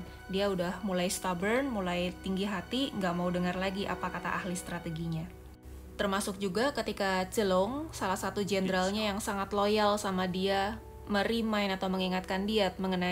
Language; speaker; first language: Indonesian; native; Indonesian